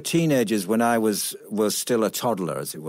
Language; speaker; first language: English; native; English